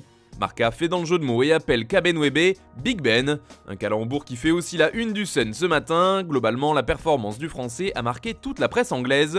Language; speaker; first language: French; native; French